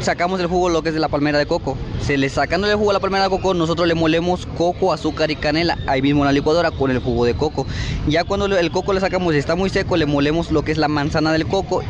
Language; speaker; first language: Spanish; native; Spanish